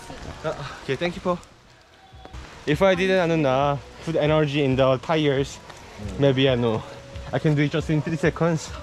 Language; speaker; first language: English; non-native, learner; Korean